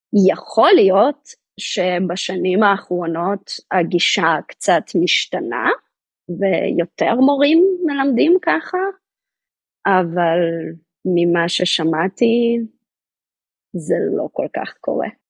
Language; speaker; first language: Hebrew; native; Hebrew